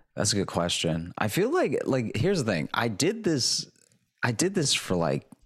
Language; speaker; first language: English; native; English